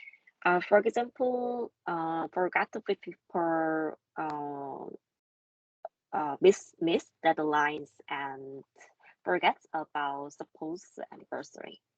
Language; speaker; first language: English; non-native, learner; Korean